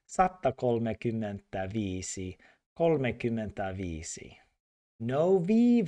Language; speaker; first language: Finnish; non-native, learner; English